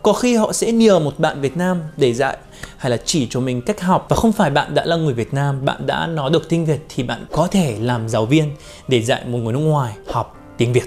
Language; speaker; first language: Vietnamese; non-native, fluent; Arabic